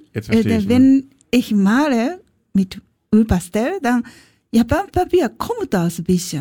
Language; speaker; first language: German; non-native, learner; Japanese